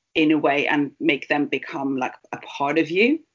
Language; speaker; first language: English; early bilingual, heritage; Spanish